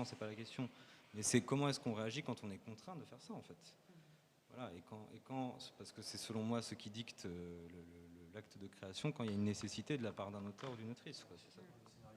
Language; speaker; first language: French; native; French